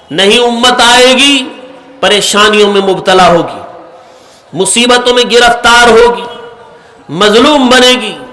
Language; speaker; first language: Urdu; native; Urdu